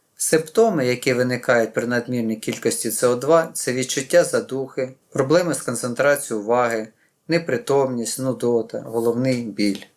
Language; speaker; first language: Ukrainian; non-native, local second language; Russian